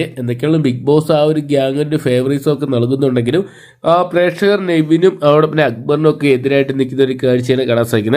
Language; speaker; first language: Malayalam; native; Malayalam